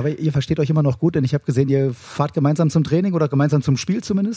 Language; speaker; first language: German; native; German